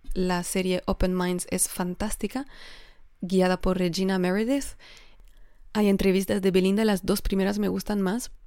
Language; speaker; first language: Spanish; non-native, fluent; French